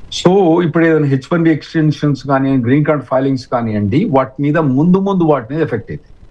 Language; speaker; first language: Telugu; native; Telugu